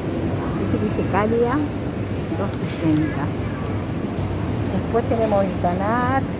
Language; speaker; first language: Spanish; native; Spanish